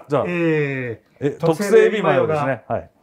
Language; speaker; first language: Japanese; native; Japanese